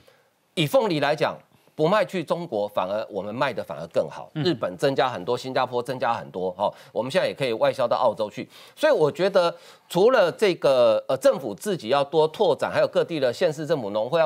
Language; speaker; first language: Chinese; native; Chinese